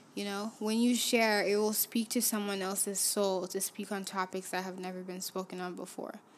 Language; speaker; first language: English; early bilingual, other home language; Haitian Creole